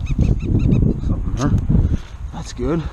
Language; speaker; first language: English; native; English